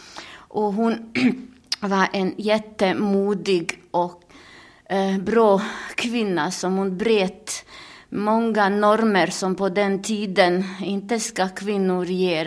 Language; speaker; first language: Swedish; non-native, fluent; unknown